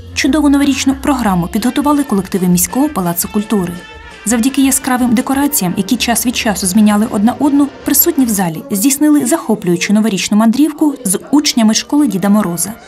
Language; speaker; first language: Ukrainian; native; Ukrainian